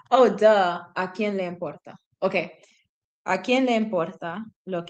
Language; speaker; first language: Spanish; non-native, learner; English